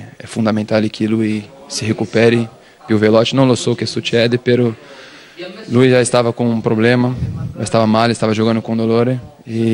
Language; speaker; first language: Italian; non-native, learner; Portuguese